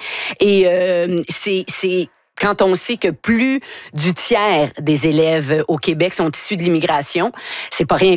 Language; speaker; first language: French; native; French